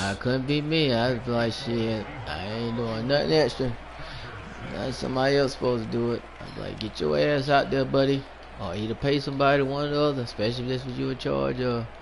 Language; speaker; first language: English; native; English